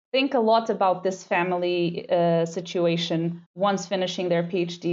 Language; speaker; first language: English; non-native, fluent; Portuguese